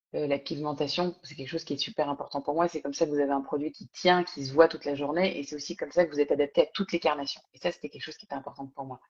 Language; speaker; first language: French; native; French